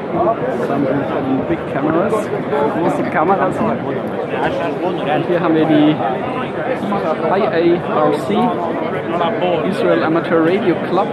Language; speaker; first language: German; native; German